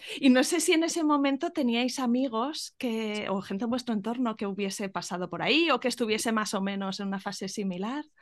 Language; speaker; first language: Spanish; native; Spanish